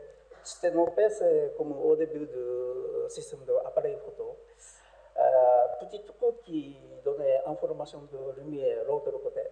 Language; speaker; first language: French; non-native, learner; Japanese